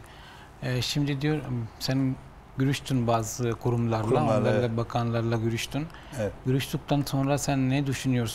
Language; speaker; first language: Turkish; non-native, learner; Urdu